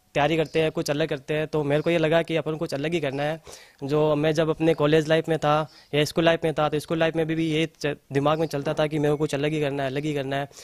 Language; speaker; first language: Hindi; native; Hindi